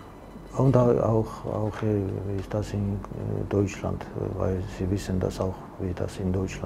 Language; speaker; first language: German; non-native, learner; Georgian